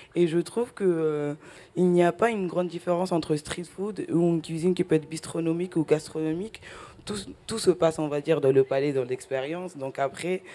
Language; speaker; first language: French; early bilingual, other home language; Spanish